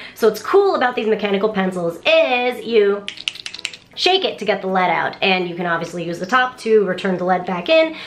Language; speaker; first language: English; native; English